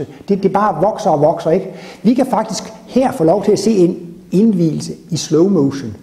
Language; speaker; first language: Danish; native; Danish